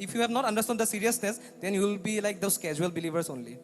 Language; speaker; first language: English; non-native, local second language; Assamese